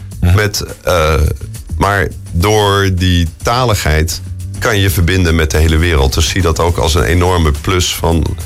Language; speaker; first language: Dutch; native; Dutch